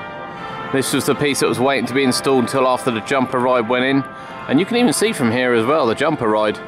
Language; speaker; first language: English; native; English